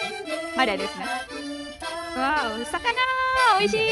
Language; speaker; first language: Japanese; non-native, learner; Indonesian